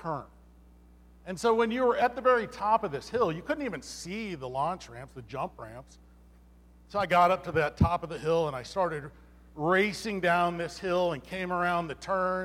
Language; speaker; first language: English; native; English